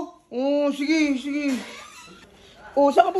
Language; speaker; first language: Filipino; native; Filipino